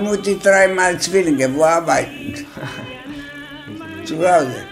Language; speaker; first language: German; non-native, learner; Greek